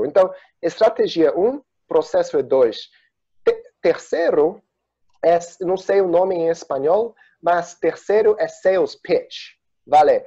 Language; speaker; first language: Spanish; non-native, learner; Portuguese